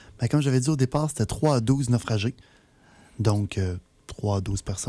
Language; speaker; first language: French; native; French